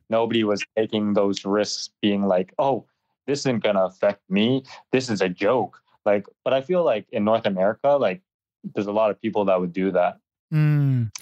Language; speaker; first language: English; native; English